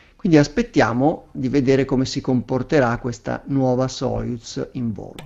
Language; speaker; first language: Italian; native; Italian